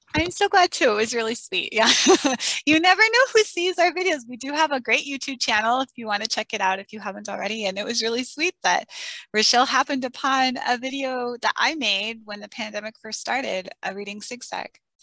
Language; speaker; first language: English; native; English